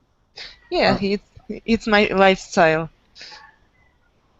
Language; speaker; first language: English; non-native, learner; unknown